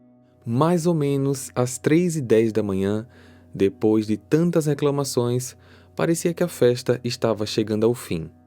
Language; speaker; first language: Portuguese; native; Portuguese